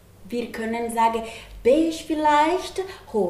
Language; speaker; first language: German; non-native, learner; Italian